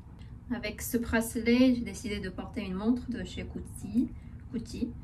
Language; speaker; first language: French; non-native, fluent; Korean